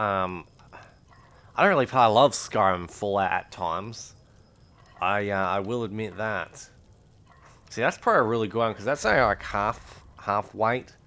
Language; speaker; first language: English; native; English